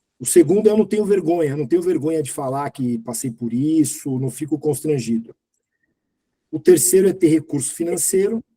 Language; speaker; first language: Portuguese; native; Portuguese